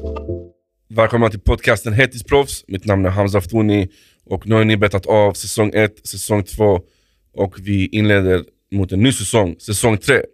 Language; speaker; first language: Swedish; native; Swedish